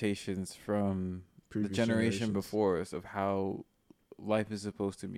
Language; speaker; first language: English; native; English